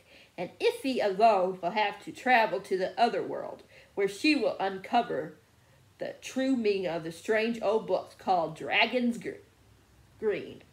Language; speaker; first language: English; native; English